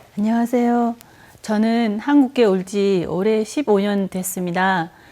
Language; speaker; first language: Korean; non-native, fluent; Thai